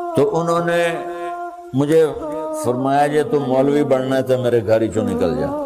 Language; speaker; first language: Urdu; non-native, local second language; Punjabi